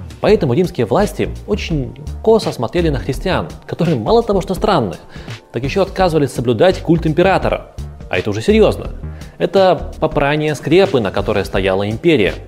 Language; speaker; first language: Russian; native; Russian